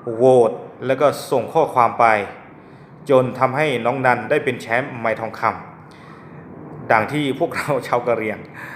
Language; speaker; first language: Thai; non-native, local second language; S'gaw Karen